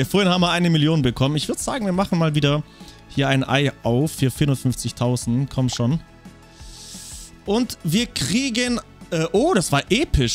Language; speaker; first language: German; native; German